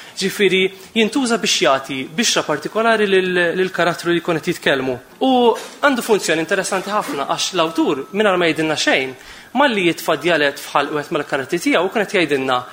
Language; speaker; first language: Maltese; native; Maltese